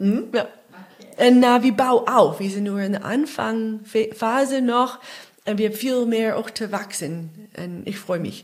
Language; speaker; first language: German; non-native, fluent; English